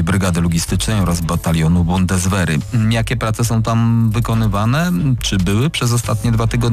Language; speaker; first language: Polish; native; Polish